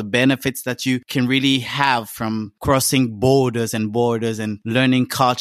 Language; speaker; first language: English; non-native, fluent; French